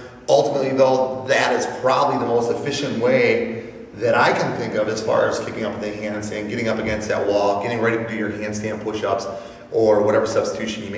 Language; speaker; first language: English; native; English